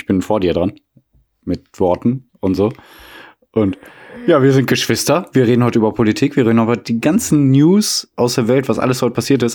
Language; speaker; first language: German; native; German